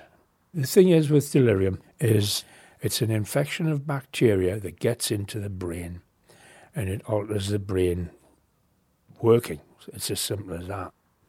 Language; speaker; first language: English; native; English